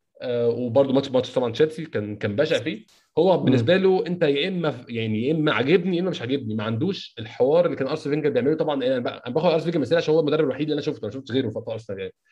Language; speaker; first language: Arabic; native; Arabic